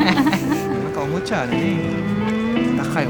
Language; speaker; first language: Japanese; non-native, learner; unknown